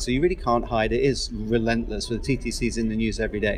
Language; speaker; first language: English; native; English